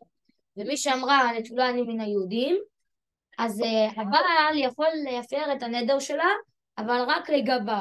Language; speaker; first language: Hebrew; early bilingual, other home language; French